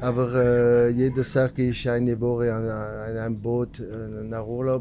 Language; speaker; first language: German; non-native, learner; French